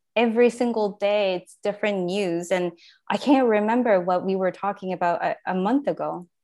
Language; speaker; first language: English; non-native, fluent; Japanese